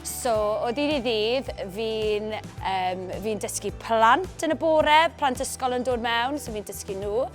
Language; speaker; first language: Welsh; native; Welsh